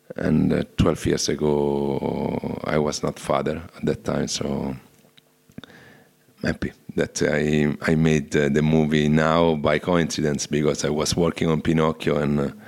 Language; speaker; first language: English; non-native, fluent; Italian